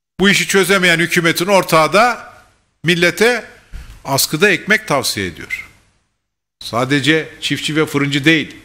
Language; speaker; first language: Turkish; native; Turkish